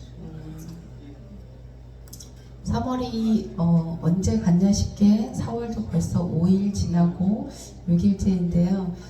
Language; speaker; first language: Korean; native; Korean